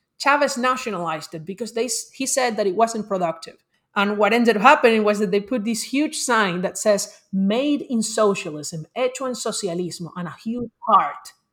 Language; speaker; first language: English; non-native, fluent; Spanish